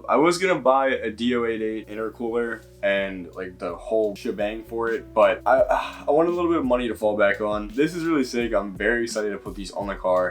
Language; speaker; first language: English; native; English